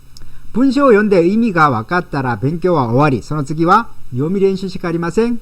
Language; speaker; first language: Japanese; non-native, fluent; Korean